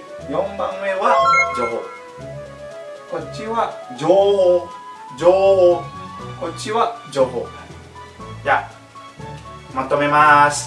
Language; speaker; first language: Japanese; non-native, learner; Indonesian